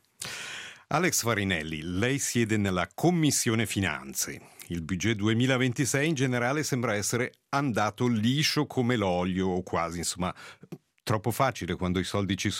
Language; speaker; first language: Italian; native; Italian